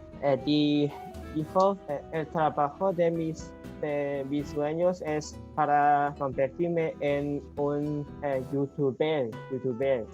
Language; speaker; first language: Spanish; non-native, learner; Cantonese